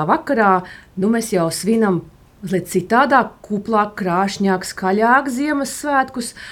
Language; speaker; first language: Latvian; native; Latvian